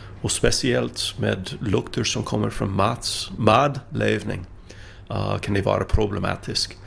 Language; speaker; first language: Swedish; non-native, fluent; English